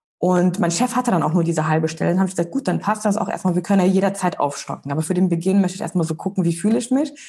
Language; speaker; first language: German; early bilingual, other home language; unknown